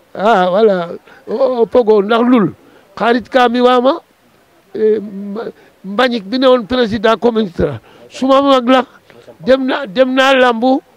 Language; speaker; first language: Wolof; non-native, local second language; Serer